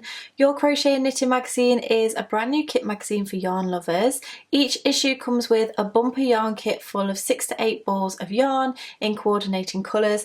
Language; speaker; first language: English; native; English